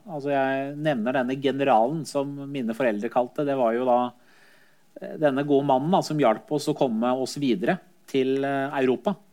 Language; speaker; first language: Norwegian; early bilingual, other home language; Persian